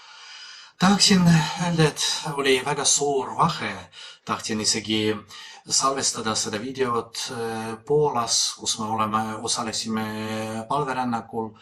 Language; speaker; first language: Estonian; non-native, fluent; Polish